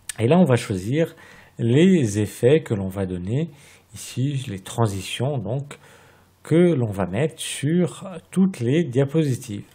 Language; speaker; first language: French; native; French